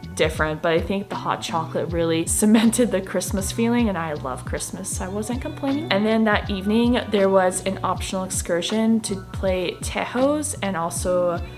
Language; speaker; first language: English; native; English